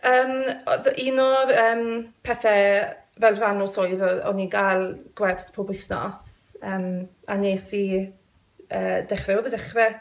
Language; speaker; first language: Welsh; non-native, local second language; English